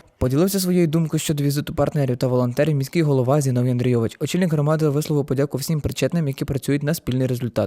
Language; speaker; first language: Ukrainian; native; Ukrainian